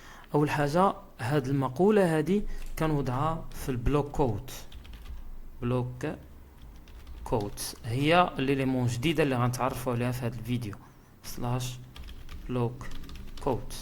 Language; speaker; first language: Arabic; native; Arabic